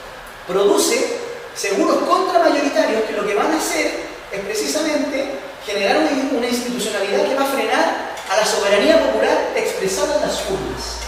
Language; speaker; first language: Spanish; native; Spanish